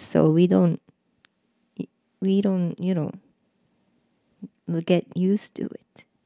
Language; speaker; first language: English; non-native, fluent; Japanese